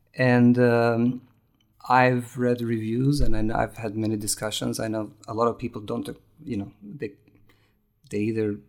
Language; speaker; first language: English; non-native, fluent; Albanian